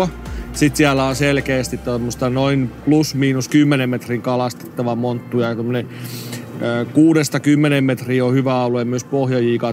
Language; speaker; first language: Finnish; native; Finnish